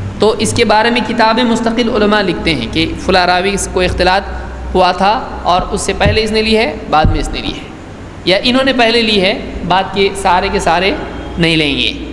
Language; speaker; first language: Urdu; native; Urdu